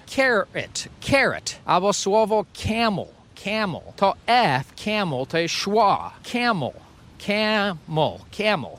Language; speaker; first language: Polish; non-native, fluent; English